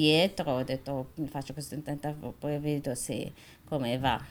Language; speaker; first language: Italian; non-native, fluent; Arabic